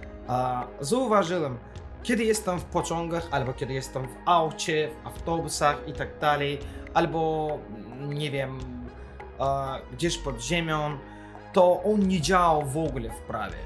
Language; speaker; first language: Polish; non-native, fluent; Azerbaijani